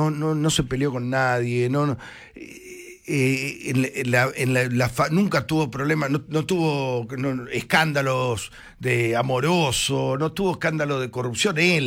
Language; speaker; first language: Spanish; native; Spanish